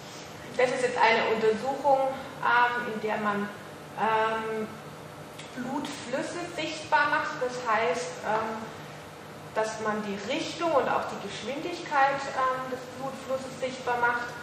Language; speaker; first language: German; native; German